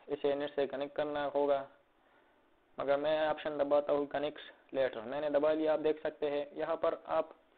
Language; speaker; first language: Hindi; native; Hindi